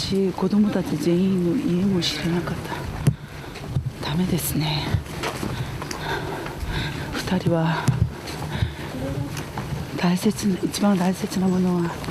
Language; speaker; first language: Japanese; non-native, fluent; Korean